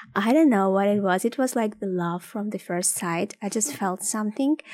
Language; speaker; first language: English; non-native, fluent; Ukrainian